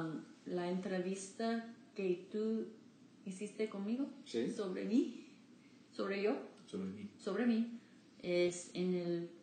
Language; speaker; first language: Spanish; non-native, learner; English